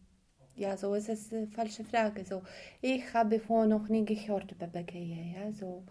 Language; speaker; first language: German; non-native, learner; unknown